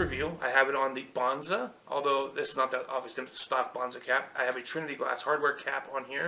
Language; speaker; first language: English; native; English